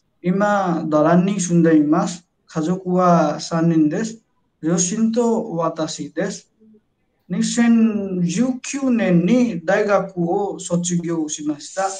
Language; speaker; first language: Japanese; non-native, learner; Nepali